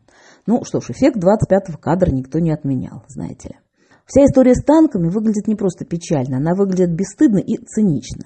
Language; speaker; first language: Russian; native; Russian